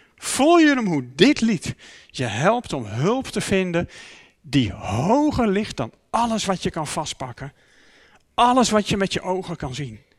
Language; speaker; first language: Dutch; native; Dutch